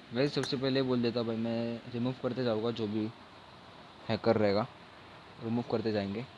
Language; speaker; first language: Hindi; non-native, local second language; Marathi